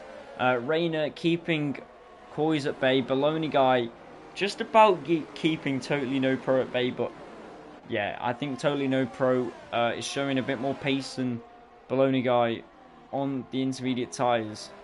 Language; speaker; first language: English; native; English